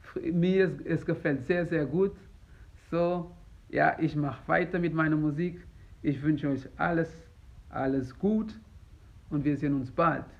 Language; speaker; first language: German; non-native, fluent; Kabuverdianu